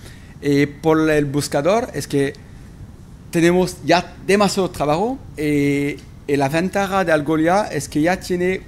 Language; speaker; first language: Spanish; non-native, fluent; French